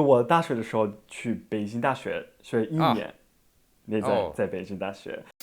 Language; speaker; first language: Chinese; non-native, learner; Japanese